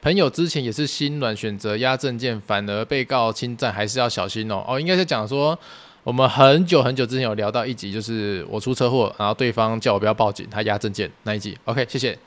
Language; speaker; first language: Chinese; native; Chinese